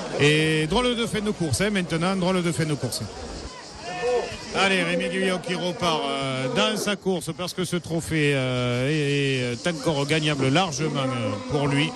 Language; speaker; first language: French; native; French